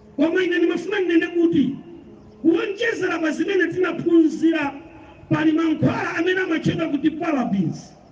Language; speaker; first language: Nyanja; native; Nyanja